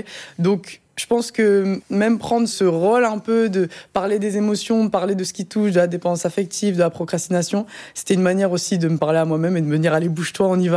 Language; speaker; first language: French; native; French